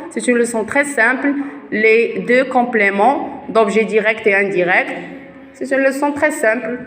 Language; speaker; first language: French; non-native, local second language; Arabic